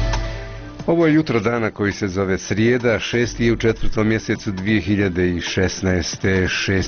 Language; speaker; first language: Croatian; native; Croatian